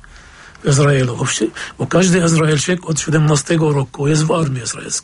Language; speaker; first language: Polish; non-native, fluent; Arabic